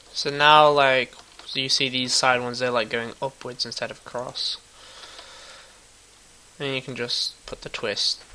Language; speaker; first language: English; native; English